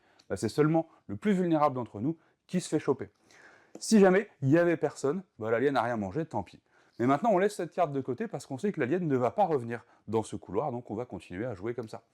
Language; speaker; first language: French; native; French